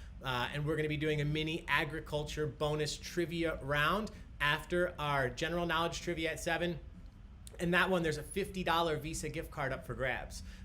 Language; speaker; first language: English; native; English